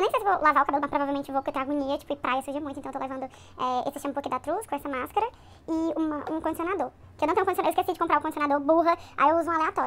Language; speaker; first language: Portuguese; native; Portuguese